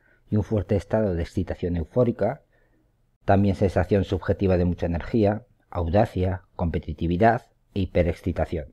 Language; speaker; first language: Spanish; native; Spanish